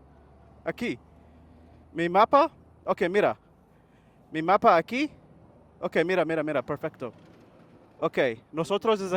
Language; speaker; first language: Spanish; non-native, learner; English